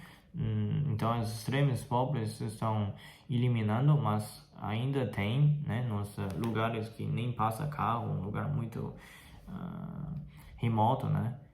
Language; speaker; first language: Portuguese; non-native, fluent; Chinese